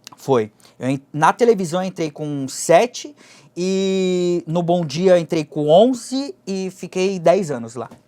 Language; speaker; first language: Portuguese; early bilingual, other home language; Japanese